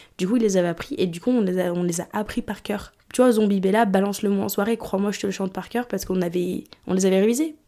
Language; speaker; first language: French; early bilingual, other home language; English